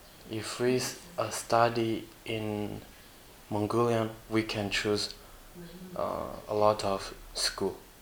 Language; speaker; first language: English; non-native, learner; Mongolian